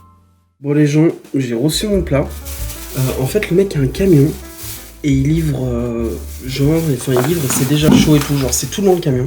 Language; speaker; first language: French; native; French